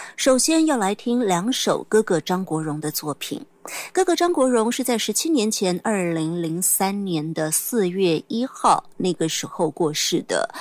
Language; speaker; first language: Chinese; native; Chinese